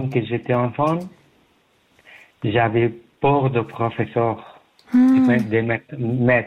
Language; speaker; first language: French; non-native, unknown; Persian